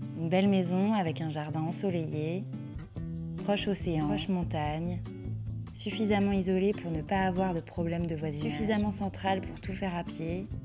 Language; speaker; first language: French; native; French